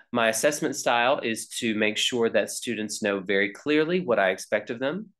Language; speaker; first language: English; native; English